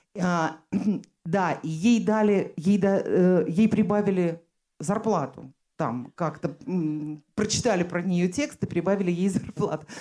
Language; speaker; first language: Russian; native; Russian